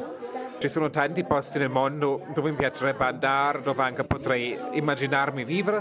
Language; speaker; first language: Italian; non-native, fluent; German